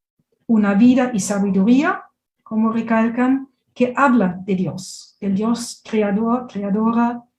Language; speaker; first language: Spanish; non-native, fluent; German